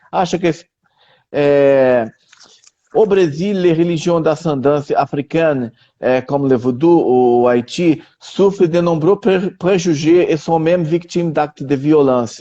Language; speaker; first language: French; non-native, learner; Portuguese